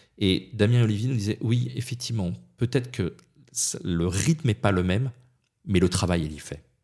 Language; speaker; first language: French; native; French